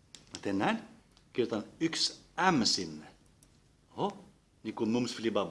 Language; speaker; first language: Finnish; non-native, local second language; Swedish